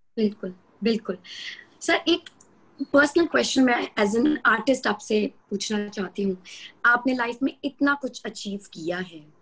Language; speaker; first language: Hindi; native; Hindi